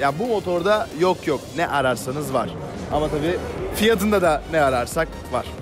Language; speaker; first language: Turkish; native; Turkish